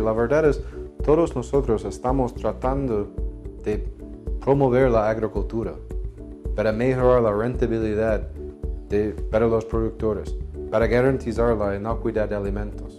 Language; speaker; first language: Spanish; non-native, fluent; English